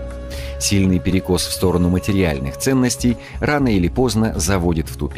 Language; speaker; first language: Russian; native; Russian